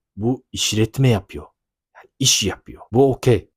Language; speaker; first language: Turkish; non-native, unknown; Japanese